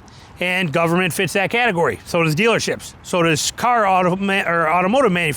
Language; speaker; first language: English; native; English